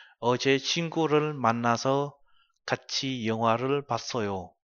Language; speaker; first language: Korean; non-native, learner; Vietnamese